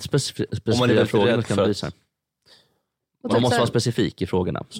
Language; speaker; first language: Swedish; native; Swedish